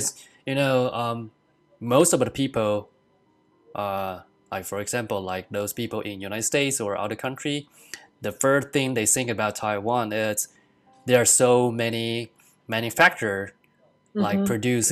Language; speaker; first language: English; non-native, fluent; Chinese